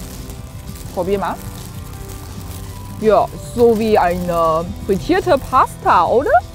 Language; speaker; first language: German; non-native, fluent; Chinese